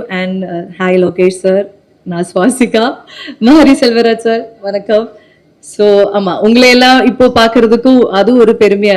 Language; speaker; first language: Tamil; non-native, local second language; Malayalam